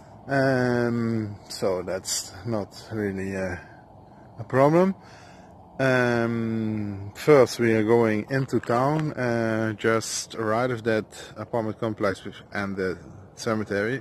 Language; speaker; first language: English; non-native, fluent; Dutch